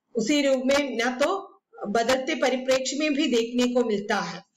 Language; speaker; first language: Hindi; non-native, local second language; Malayalam